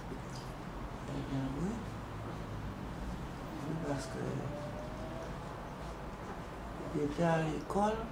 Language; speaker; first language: French; non-native, local second language; Guadeloupean Creole French